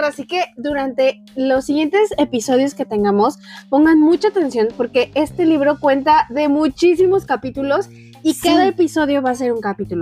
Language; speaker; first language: Spanish; native; Spanish